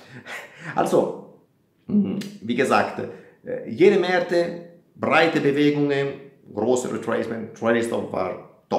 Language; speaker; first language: German; non-native, fluent; Italian